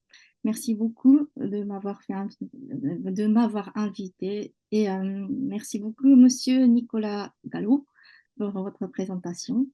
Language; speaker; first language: French; non-native, fluent; Japanese